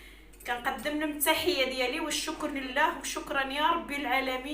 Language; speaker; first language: Arabic; native; Arabic